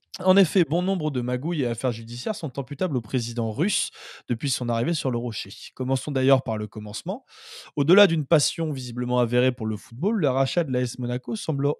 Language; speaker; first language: French; native; French